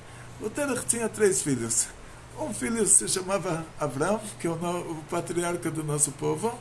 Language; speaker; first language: Portuguese; native; Portuguese